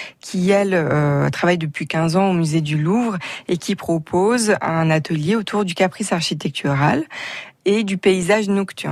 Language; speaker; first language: French; native; French